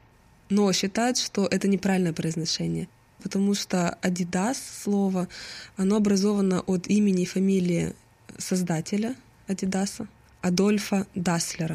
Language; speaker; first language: Russian; native; Russian